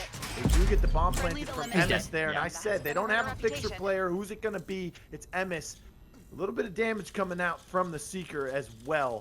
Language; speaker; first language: English; native; English